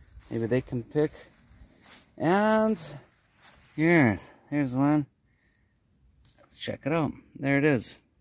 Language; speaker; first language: English; native; English